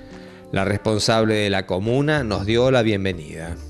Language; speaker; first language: Spanish; native; Spanish